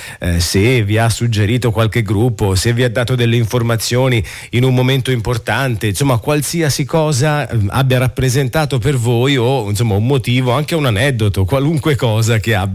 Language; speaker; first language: Italian; native; Italian